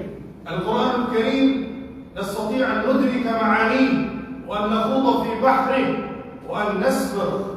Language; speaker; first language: Arabic; non-native, fluent; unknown